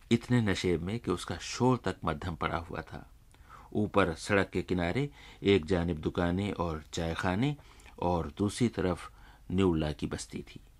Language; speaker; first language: Urdu; native; Urdu